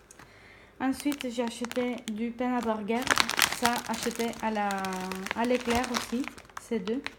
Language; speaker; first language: French; non-native, fluent; Spanish